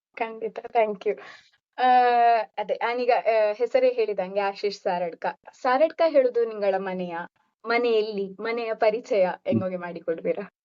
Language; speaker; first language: Kannada; native; Kannada